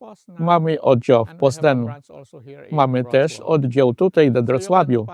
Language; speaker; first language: Polish; non-native, fluent; Filipino